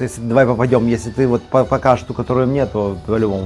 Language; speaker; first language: Russian; native; Russian